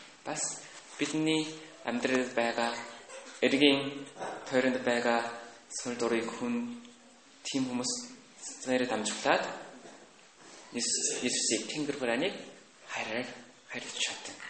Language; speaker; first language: Mongolian; non-native, learner; Korean